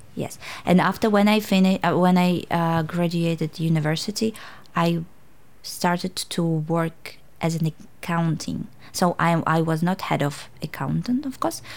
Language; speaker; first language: English; non-native, fluent; Uzbek